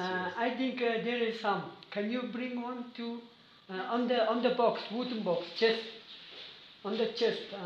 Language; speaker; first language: English; non-native, learner; Mongolian